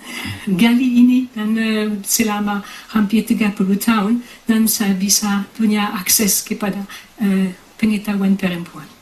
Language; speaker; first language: Indonesian; non-native, fluent; French